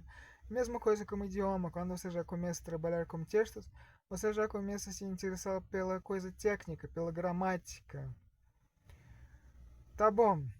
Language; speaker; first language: Portuguese; non-native, learner; Russian